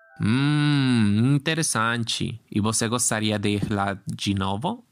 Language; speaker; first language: Portuguese; non-native, learner; Spanish